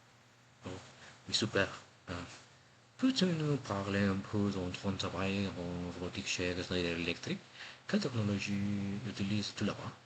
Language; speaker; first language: French; non-native, learner; Spanish